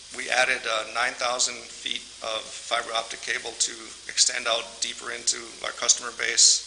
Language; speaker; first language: English; native; English